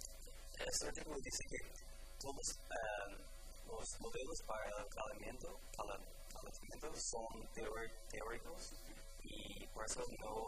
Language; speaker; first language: Spanish; non-native, fluent; English